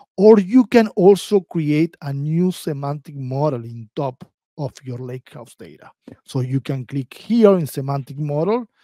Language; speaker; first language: English; non-native, fluent; Spanish